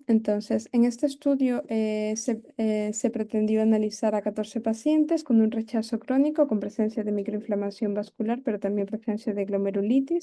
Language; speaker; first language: Spanish; native; Spanish